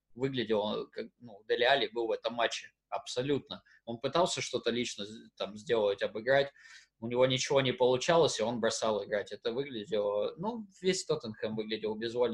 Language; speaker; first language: Russian; native; Russian